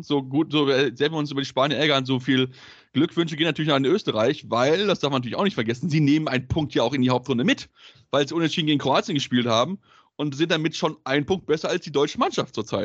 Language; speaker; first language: German; native; German